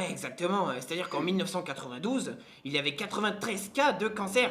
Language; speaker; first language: French; native; French